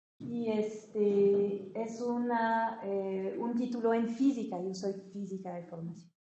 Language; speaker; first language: Spanish; non-native, fluent; French